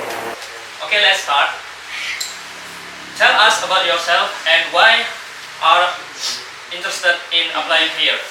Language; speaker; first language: English; non-native, learner; Indonesian